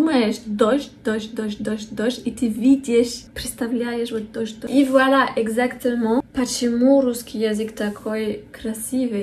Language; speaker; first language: Russian; non-native, fluent; French